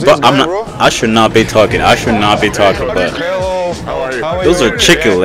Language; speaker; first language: English; native; English